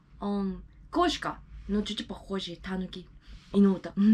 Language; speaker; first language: Russian; non-native, learner; Japanese